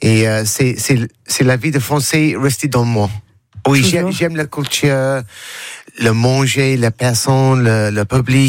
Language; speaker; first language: French; non-native, learner; English